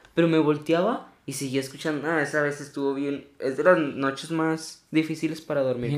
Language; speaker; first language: Spanish; native; Spanish